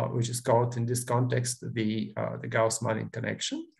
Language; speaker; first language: English; non-native, fluent; Bulgarian